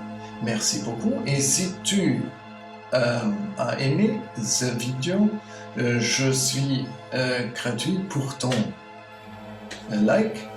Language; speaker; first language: French; non-native, learner; German